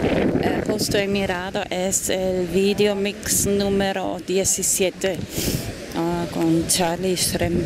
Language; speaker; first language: Spanish; non-native, fluent; German